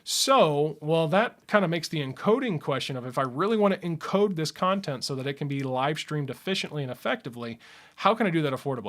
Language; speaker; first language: English; native; English